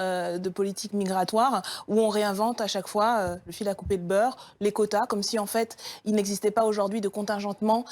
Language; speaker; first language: French; native; French